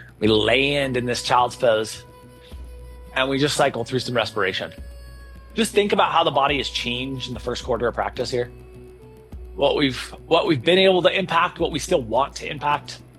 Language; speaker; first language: English; native; English